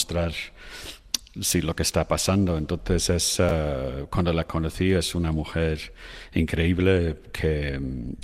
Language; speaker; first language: Spanish; non-native, fluent; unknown